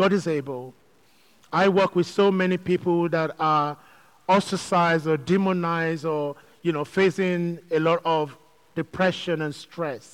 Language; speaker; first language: English; non-native, local second language; Yoruba